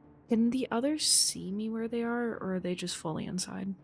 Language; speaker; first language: English; native; English